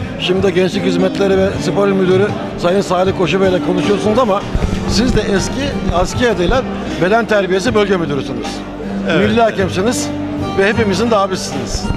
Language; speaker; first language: Turkish; native; Turkish